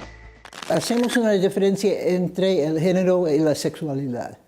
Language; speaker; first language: Spanish; non-native, fluent; English